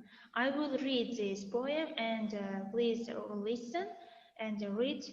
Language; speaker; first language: English; non-native, fluent; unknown